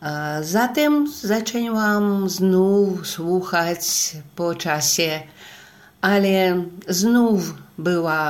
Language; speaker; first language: Polish; non-native, learner; Russian